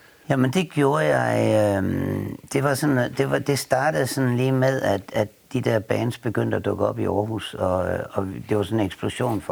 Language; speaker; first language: Danish; native; Danish